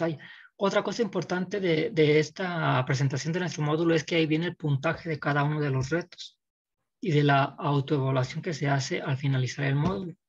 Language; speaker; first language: Spanish; native; Spanish